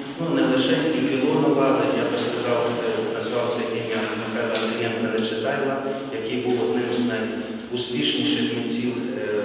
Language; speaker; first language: Ukrainian; native; Ukrainian